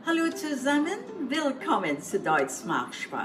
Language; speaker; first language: German; non-native, fluent; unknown